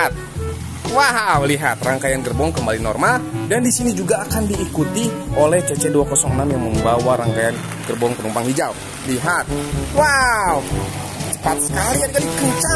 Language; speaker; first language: Indonesian; native; Indonesian